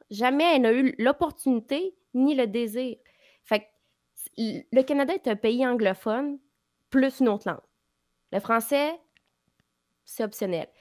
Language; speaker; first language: French; native; French